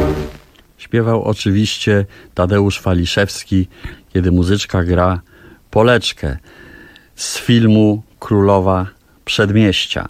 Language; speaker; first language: Polish; native; Polish